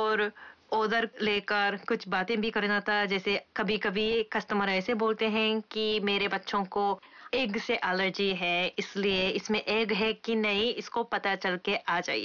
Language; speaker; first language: Hindi; non-native, fluent; Japanese